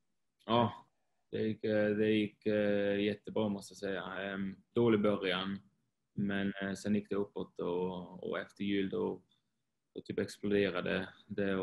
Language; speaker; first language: Swedish; non-native, fluent; Swiss German